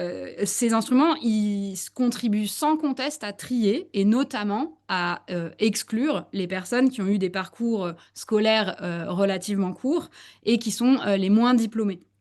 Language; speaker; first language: French; native; French